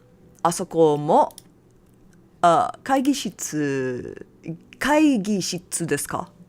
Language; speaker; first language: Japanese; non-native, learner; English